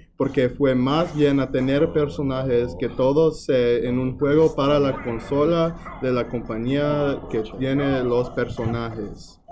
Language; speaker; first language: Spanish; non-native, learner; English